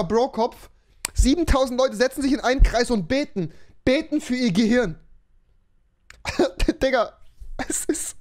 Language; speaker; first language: German; native; German